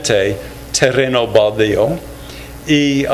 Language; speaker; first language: Spanish; non-native, fluent; English